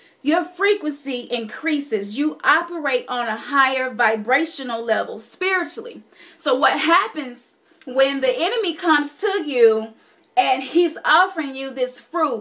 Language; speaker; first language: English; native; English